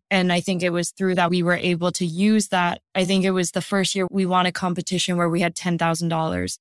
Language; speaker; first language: English; non-native, local second language; Cantonese